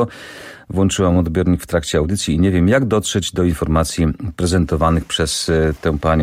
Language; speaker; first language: Polish; native; Polish